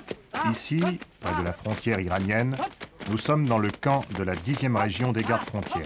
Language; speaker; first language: French; native; French